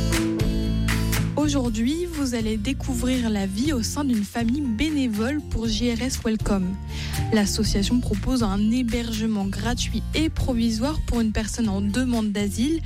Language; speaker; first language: French; native; French